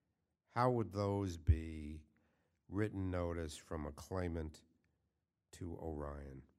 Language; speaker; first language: English; native; English